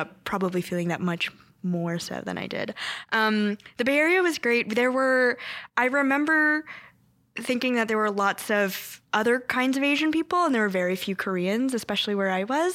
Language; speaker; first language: English; early bilingual, other home language; Korean